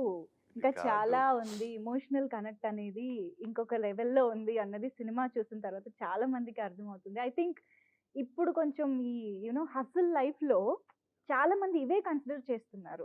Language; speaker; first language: Telugu; native; Telugu